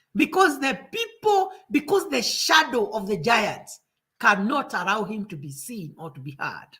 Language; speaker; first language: English; non-native, local second language; Kikuyu